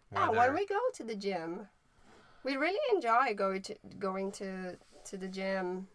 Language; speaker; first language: English; non-native, fluent; Portuguese